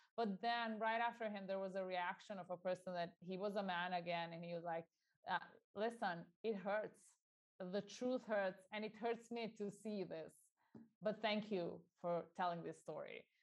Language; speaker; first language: English; non-native, fluent; Albanian